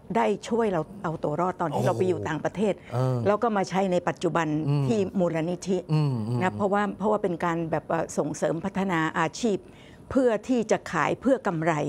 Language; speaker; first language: Thai; native; Thai